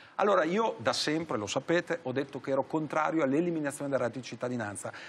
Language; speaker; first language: Italian; native; Italian